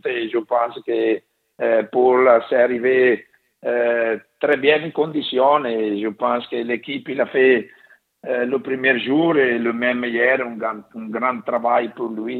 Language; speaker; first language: French; non-native, learner; Italian